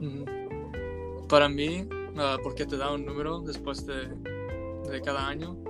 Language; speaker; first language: Spanish; early bilingual, heritage; Spanish